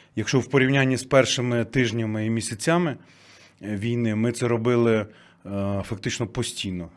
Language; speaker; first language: Ukrainian; native; Ukrainian